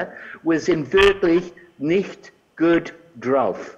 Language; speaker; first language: German; non-native, fluent; English